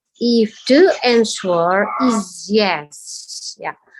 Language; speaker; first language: English; non-native, learner; Indonesian